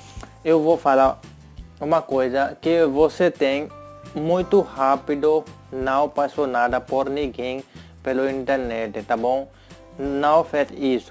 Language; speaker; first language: Portuguese; non-native, learner; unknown